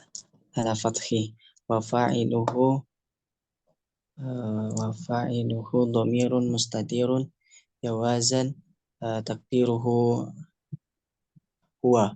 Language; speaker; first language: Arabic; non-native, learner; Indonesian